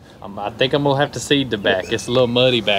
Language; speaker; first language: English; native; English